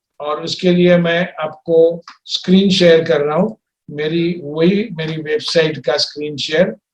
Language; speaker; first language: Hindi; non-native, local second language; Marathi